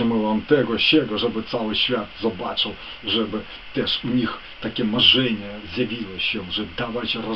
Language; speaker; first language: Polish; non-native, fluent; Ukrainian